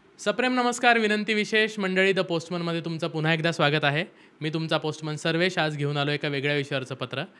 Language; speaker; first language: Marathi; native; Marathi